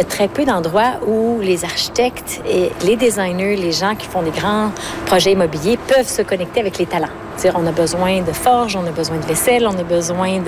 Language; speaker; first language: French; native; French